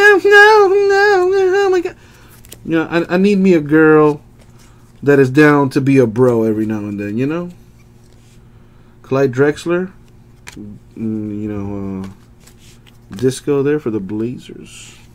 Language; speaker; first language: English; native; English